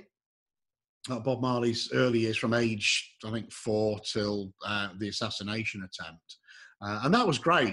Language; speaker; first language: English; native; English